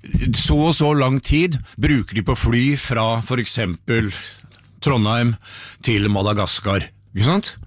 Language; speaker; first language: Norwegian; native; Norwegian